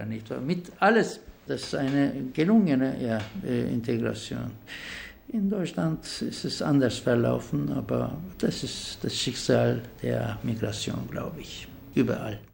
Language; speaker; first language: German; non-native, fluent; Turkish